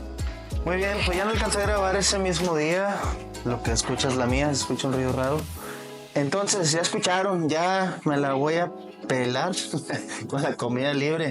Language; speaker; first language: Spanish; native; Spanish